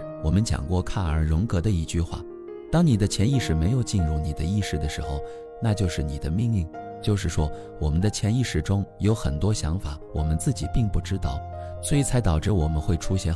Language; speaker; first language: Chinese; native; Chinese